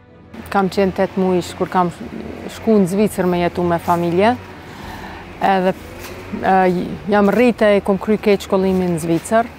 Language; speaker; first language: Albanian; early bilingual, heritage; Albanian